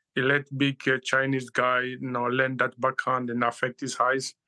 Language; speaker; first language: English; non-native, learner; Luba-Lulua